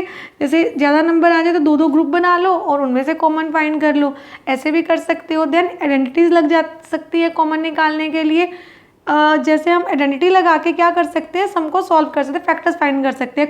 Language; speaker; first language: Hindi; native; Hindi